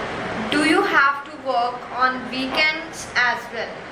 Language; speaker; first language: English; non-native, local second language; Punjabi